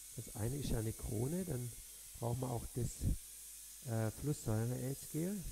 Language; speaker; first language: German; native; German